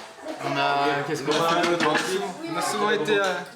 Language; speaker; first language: French; native; French